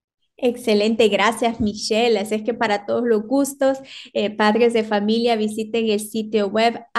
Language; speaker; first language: Spanish; native; Spanish